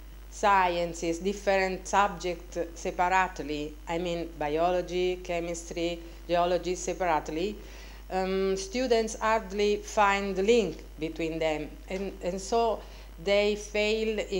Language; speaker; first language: English; non-native, fluent; Italian